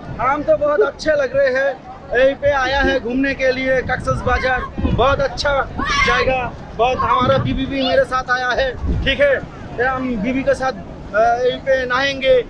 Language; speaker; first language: Hindi; non-native, local second language; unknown